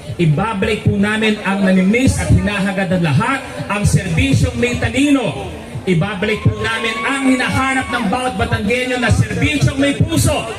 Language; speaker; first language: Filipino; native; Filipino